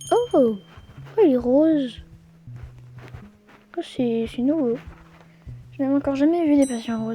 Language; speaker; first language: French; native; French